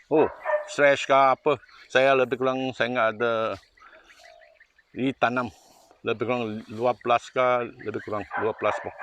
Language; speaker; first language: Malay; non-native, local second language; Chinese